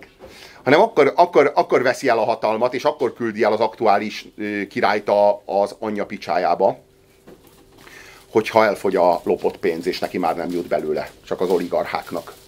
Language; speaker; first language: Hungarian; native; Hungarian